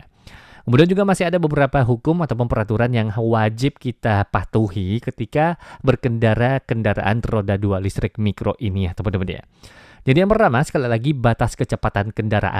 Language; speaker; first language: Indonesian; native; Indonesian